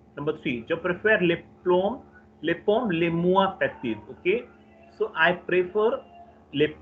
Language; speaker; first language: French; non-native, fluent; Hindi